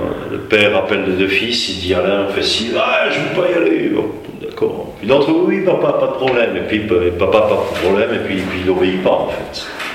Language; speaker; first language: French; native; French